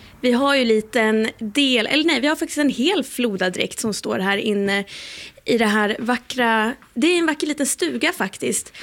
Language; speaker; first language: Swedish; native; Swedish